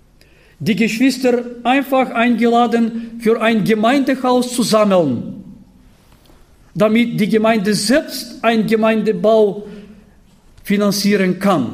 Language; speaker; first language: German; non-native, fluent; Bulgarian